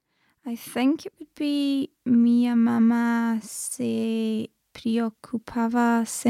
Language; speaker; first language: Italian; non-native, learner; English